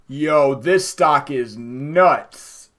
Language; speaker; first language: English; native; English